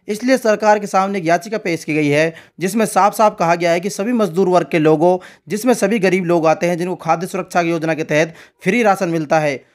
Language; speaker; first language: Hindi; native; Hindi